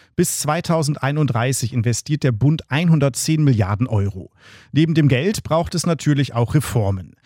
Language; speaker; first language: German; native; German